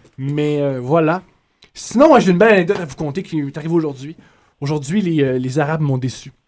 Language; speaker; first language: French; native; French